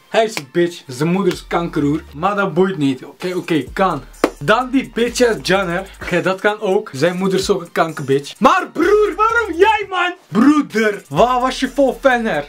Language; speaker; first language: Dutch; native; Dutch